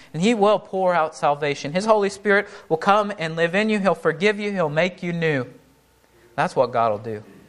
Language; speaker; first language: English; native; English